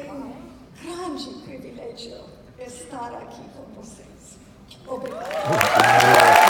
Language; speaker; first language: Portuguese; non-native, learner; English